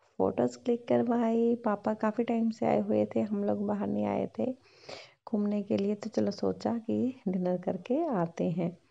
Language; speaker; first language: Hindi; non-native, local second language; Punjabi